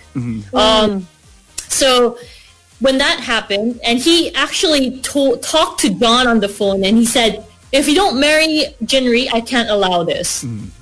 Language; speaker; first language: English; non-native, local second language; Korean